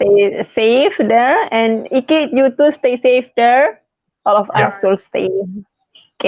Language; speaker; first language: English; non-native, learner; Indonesian